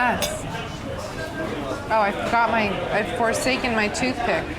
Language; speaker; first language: English; native; English